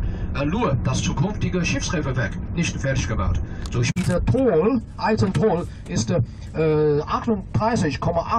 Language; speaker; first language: German; non-native, fluent; Chinese